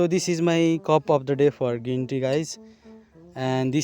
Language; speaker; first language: English; non-native, learner; Nepali